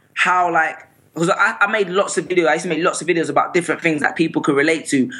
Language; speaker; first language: English; native; English